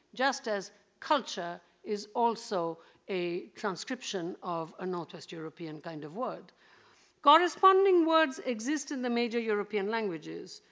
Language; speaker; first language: English; non-native, local second language; Bangla